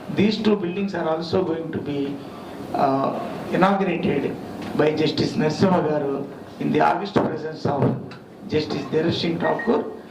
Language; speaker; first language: English; non-native, local second language; Telugu